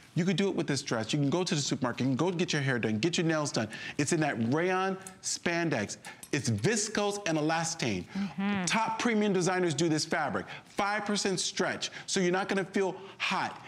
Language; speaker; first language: English; native; English